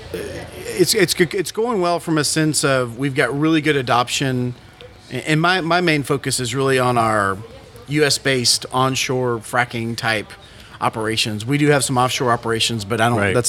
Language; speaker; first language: English; native; English